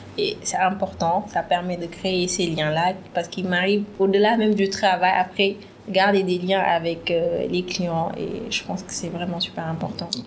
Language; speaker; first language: French; non-native, local second language; Wolof